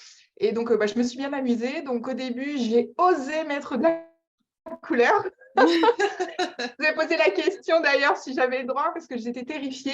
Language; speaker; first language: French; native; French